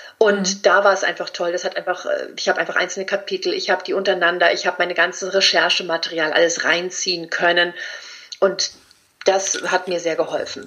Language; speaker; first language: German; early bilingual, other home language; Spanish